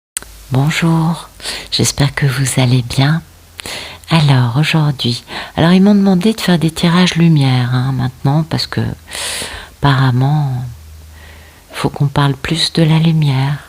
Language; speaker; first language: French; native; French